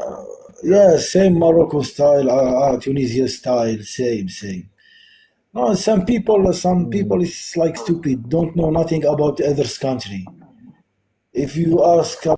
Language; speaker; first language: English; non-native, local second language; Arabic